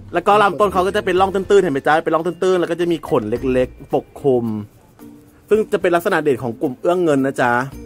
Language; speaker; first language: Thai; native; Thai